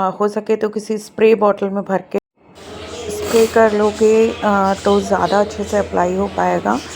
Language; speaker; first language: Hindi; non-native, local second language; Bangla